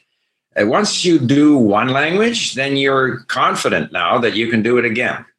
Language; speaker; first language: English; native; English